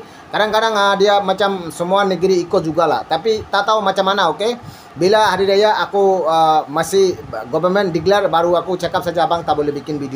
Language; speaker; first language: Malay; non-native, learner; Bangla